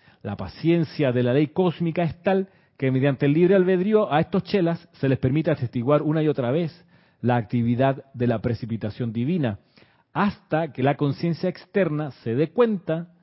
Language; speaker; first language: Spanish; native; Spanish